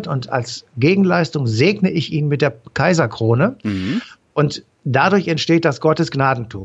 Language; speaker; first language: German; native; German